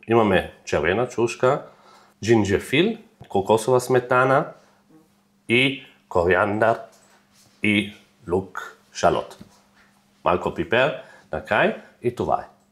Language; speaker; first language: Bulgarian; non-native, learner; German